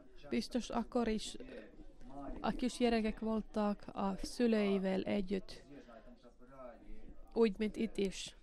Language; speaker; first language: Hungarian; non-native, learner; Finnish